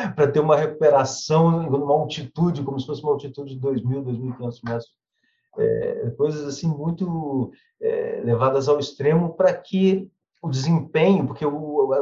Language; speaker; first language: Portuguese; native; Portuguese